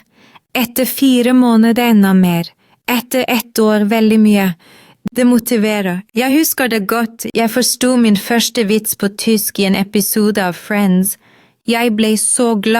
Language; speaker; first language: Norwegian; non-native, fluent; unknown